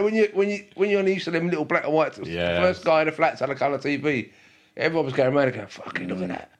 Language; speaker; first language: English; native; English